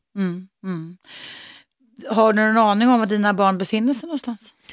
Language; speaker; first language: Swedish; native; Swedish